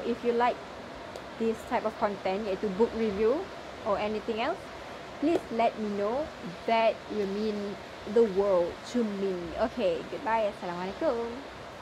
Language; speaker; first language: English; non-native, local second language; Malay